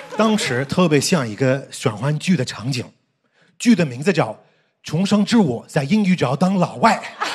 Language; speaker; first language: Chinese; early bilingual, heritage; Chinese